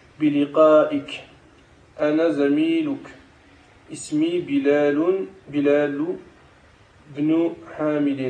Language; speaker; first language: Arabic; non-native, learner; French